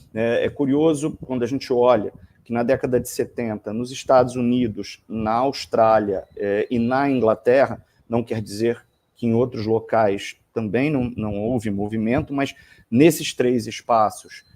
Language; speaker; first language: Portuguese; native; Portuguese